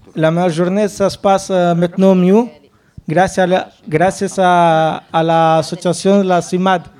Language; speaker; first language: French; non-native, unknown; Albanian